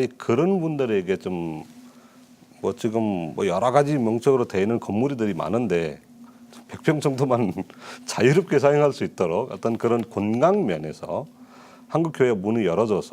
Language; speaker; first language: Korean; non-native, fluent; Nepali